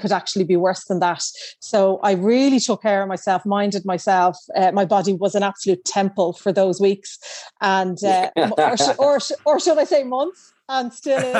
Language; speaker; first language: English; native; English